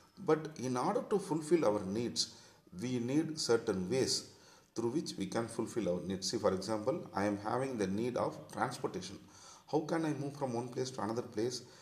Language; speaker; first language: English; non-native, local second language; Tamil